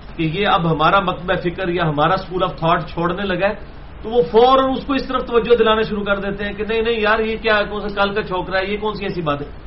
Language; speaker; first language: Urdu; non-native, local second language; Punjabi